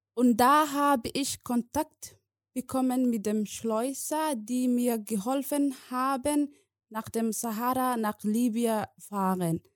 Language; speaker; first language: German; non-native, learner; Somali